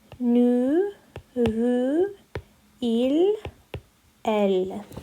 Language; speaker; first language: French; non-native, fluent; English